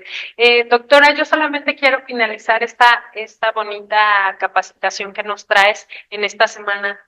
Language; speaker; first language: Spanish; native; Spanish